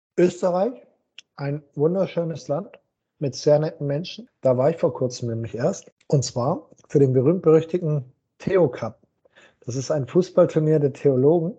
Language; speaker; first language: German; native; German